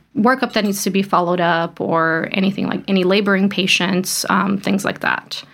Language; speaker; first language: English; early bilingual, other home language; Portuguese